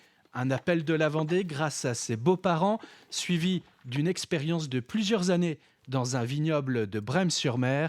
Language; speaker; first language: French; native; French